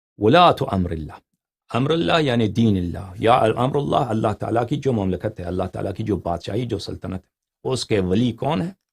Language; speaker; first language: Urdu; non-native, fluent; Persian